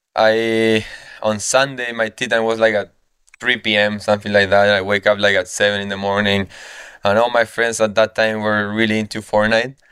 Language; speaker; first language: English; non-native, fluent; Spanish